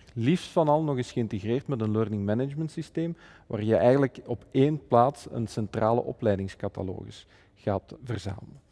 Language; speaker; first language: Dutch; native; Dutch